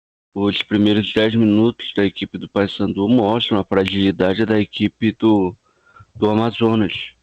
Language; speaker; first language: Portuguese; native; Portuguese